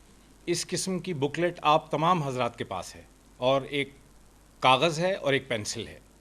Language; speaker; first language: Urdu; native; Urdu